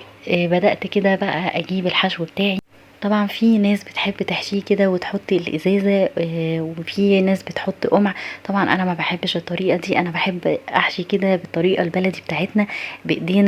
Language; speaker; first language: Arabic; native; Arabic